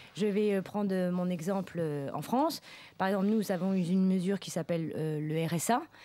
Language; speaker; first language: French; native; French